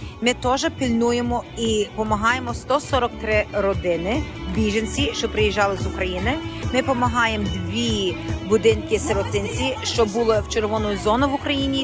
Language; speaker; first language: Ukrainian; early bilingual, heritage; Ukrainian